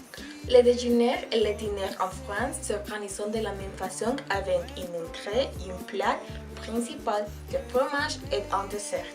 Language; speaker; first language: French; non-native, learner; Spanish